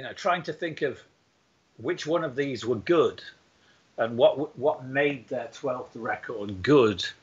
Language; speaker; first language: English; native; English